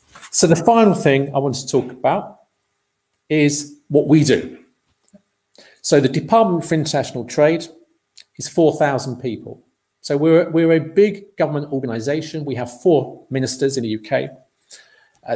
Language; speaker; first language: English; native; English